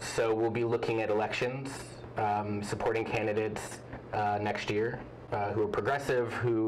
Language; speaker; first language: English; native; English